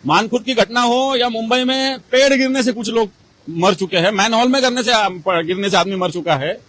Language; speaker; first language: Hindi; non-native, local second language; Marathi